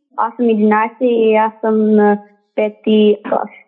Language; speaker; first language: Bulgarian; early bilingual, heritage; Bulgarian